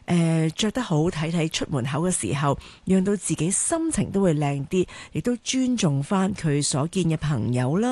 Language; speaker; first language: Cantonese; native; Cantonese